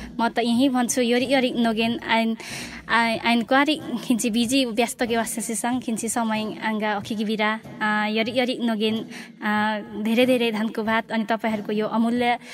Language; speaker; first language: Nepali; non-native, local second language; Limbu